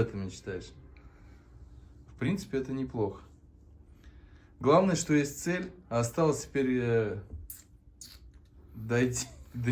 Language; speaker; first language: Russian; native; Russian